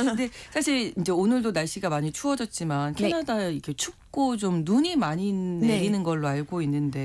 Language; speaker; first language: Korean; native; Korean